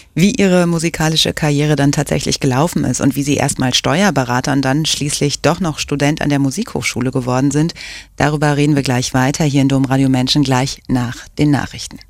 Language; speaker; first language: German; native; German